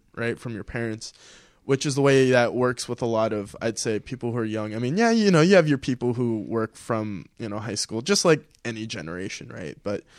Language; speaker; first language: English; early bilingual, other home language; Filipino